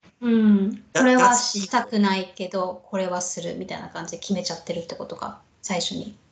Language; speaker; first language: Japanese; native; Japanese